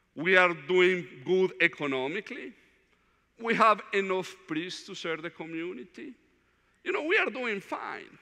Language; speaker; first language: English; non-native, fluent; Spanish